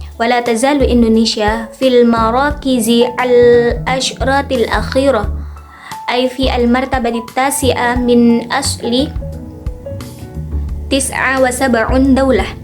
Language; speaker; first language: Arabic; non-native, learner; Indonesian